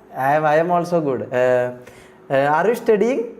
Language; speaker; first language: English; non-native, learner; Malayalam